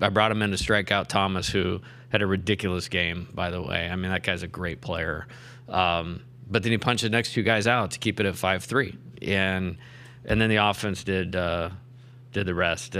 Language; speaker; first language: English; native; English